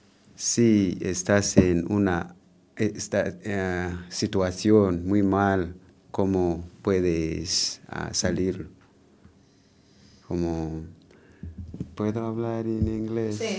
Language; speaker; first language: Spanish; non-native, learner; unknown